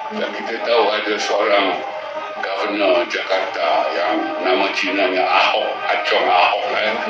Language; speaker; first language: Malay; native; Malay